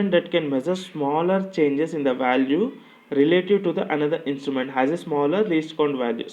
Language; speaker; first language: English; non-native, local second language; Telugu